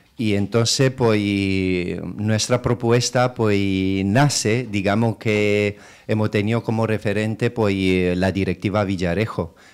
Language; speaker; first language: Spanish; non-native, fluent; Romanian